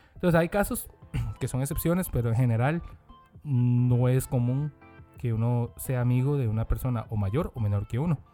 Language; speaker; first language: Spanish; non-native, fluent; Korean